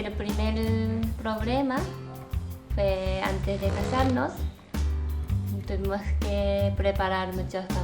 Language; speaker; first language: Spanish; non-native, learner; Japanese